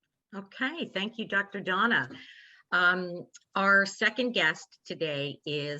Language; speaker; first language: English; native; English